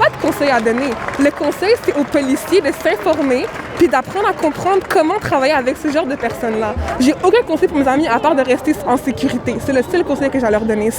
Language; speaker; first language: French; native; French